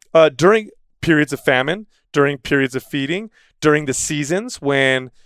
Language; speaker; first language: English; native; English